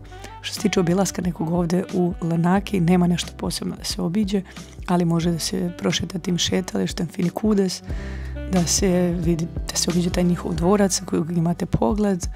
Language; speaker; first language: Serbian; native; Serbian